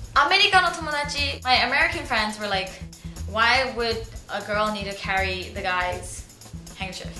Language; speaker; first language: English; early bilingual, other home language; Japanese